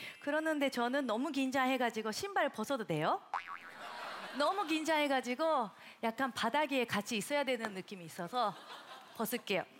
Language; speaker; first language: Korean; non-native, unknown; Japanese